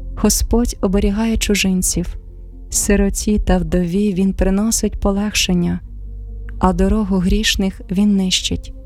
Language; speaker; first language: Ukrainian; native; Ukrainian